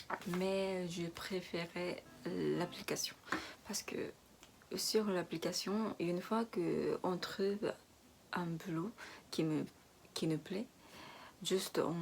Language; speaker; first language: French; non-native, learner; Japanese